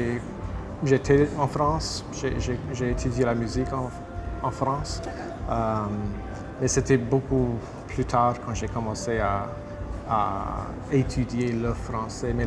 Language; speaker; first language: French; non-native, local second language; English